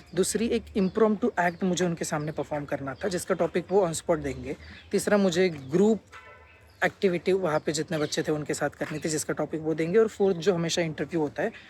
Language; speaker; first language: Hindi; non-native, local second language; Marathi